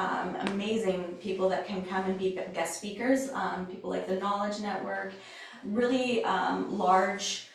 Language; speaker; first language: English; native; English